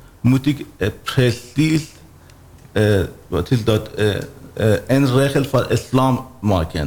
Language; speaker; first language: Dutch; non-native, learner; Persian